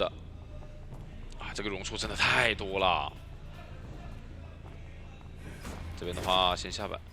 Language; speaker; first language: Chinese; native; Chinese